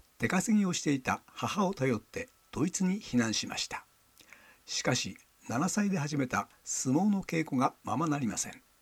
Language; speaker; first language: Japanese; native; Japanese